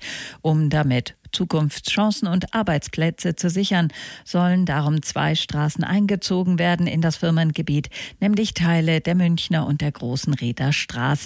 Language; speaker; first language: German; native; German